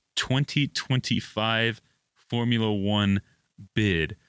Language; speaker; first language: English; native; English